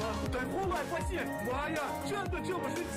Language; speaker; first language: Chinese; non-native, fluent; Russian